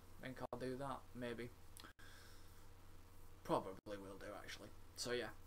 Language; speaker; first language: English; native; English